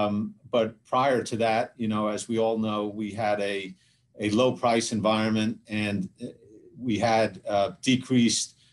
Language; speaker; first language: English; native; English